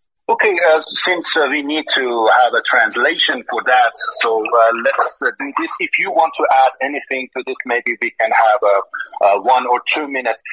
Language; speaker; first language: English; non-native, fluent; Persian